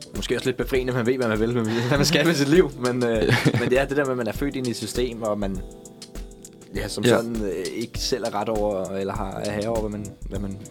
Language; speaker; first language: Danish; native; Danish